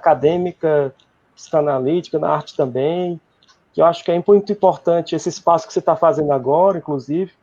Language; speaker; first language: Portuguese; native; Portuguese